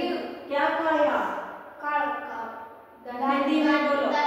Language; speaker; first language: Hindi; non-native, local second language; Kannada